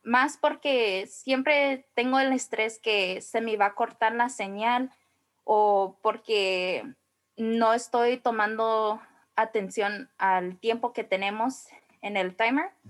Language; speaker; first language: Spanish; early bilingual, heritage; Spanish